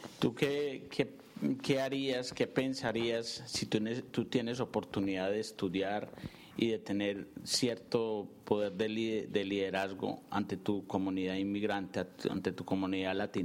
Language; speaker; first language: Spanish; native; Spanish